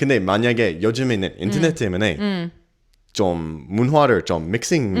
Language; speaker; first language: Korean; non-native, learner; English